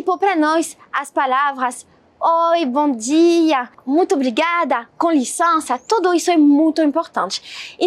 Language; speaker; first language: Portuguese; non-native, fluent; French